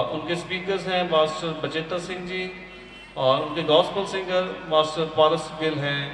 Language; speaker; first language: Hindi; non-native, local second language; Punjabi